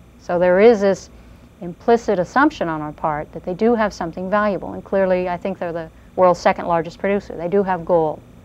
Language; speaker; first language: English; native; English